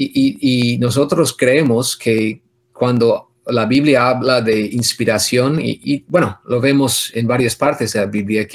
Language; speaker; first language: Spanish; non-native, fluent; English